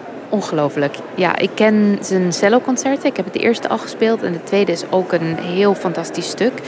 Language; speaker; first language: Dutch; non-native, fluent; English